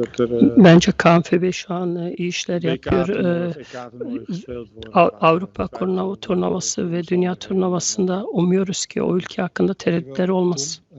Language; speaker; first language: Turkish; early bilingual, heritage; Turkish